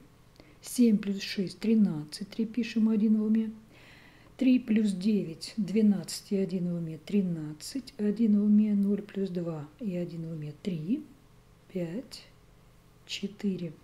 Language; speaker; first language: Russian; native; Russian